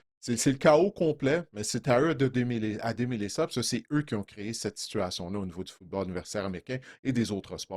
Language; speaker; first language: French; native; French